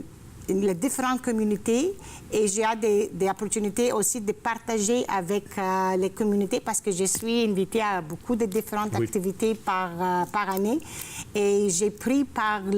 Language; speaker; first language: French; non-native, fluent; Greek